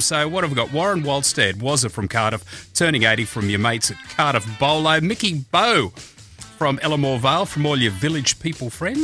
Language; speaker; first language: English; native; English